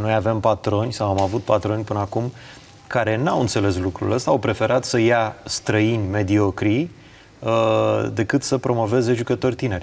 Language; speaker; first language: Romanian; native; Romanian